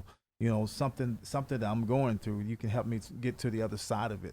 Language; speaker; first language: English; native; English